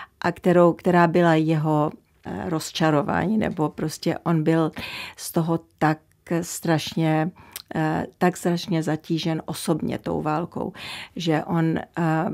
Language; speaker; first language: Czech; early bilingual, heritage; Czech